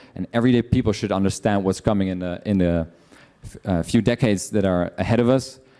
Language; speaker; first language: English; non-native, fluent; Dutch